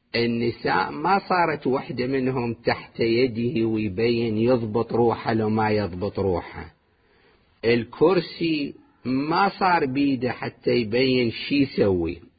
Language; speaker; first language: Arabic; native; Arabic